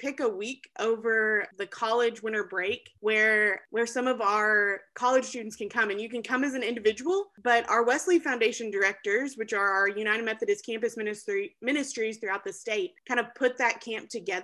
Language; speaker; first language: English; native; English